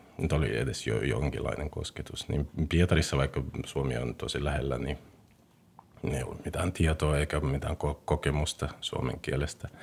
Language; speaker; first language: Finnish; non-native, fluent; Russian